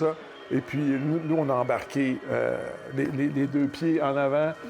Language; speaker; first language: French; native; French